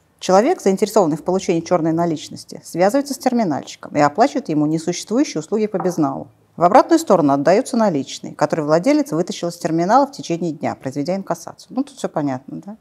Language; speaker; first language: Russian; native; Russian